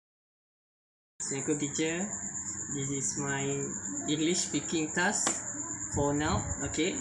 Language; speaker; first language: English; non-native, learner; Malay